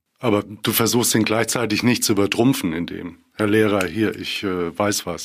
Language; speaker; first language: German; native; German